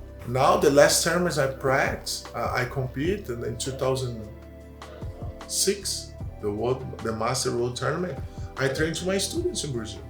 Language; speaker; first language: English; non-native, learner; Portuguese